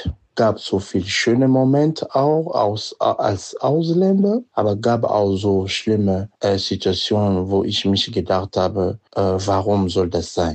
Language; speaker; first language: German; non-native, fluent; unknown